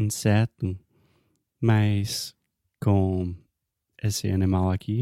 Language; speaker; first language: Portuguese; non-native, fluent; English